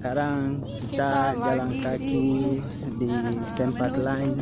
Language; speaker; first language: Indonesian; non-native, learner; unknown